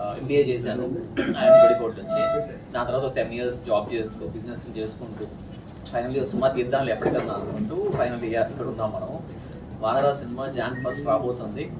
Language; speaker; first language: Telugu; native; Telugu